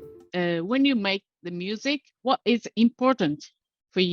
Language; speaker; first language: English; non-native, learner; Japanese